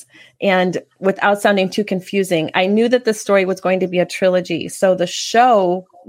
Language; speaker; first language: English; native; English